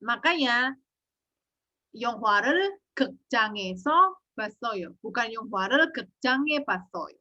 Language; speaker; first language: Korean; non-native, fluent; Indonesian